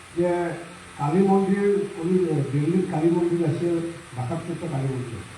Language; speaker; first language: Assamese; native; Assamese